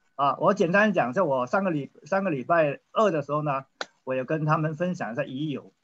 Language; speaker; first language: Chinese; native; Chinese